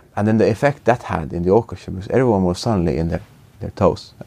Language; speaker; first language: English; non-native, fluent; Finnish